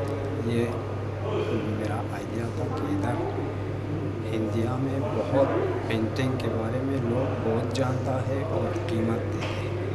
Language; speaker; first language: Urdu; non-native, learner; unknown